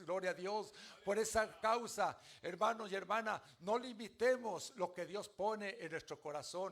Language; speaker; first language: Spanish; native; Spanish